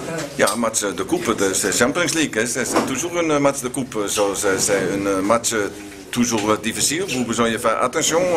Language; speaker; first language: French; non-native, learner; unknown